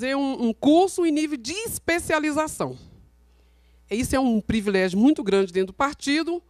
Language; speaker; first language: Portuguese; native; Portuguese